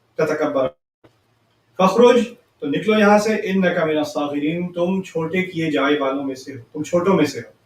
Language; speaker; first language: Urdu; early bilingual, heritage; Urdu